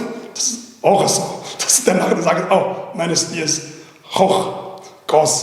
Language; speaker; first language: German; non-native, learner; Chinese